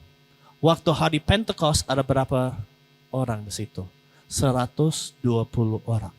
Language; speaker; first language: Indonesian; non-native, learner; English